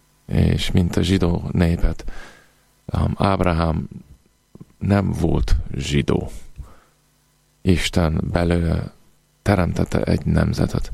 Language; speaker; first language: Hungarian; non-native, fluent; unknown